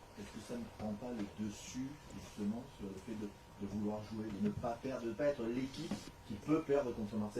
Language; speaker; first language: French; native; French